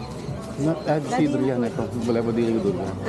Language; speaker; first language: Italian; non-native, fluent; Filipino